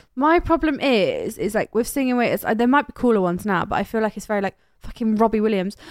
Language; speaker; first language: English; native; English